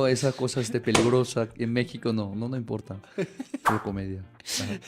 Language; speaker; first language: Spanish; non-native, fluent; Korean